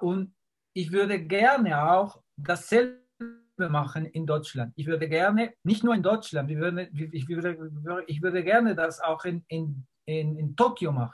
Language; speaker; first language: German; non-native, fluent; Spanish